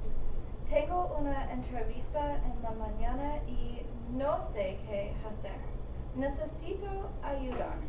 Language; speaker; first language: Spanish; non-native, learner; English